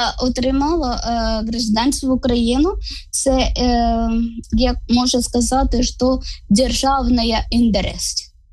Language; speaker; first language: Ukrainian; non-native, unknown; Malayalam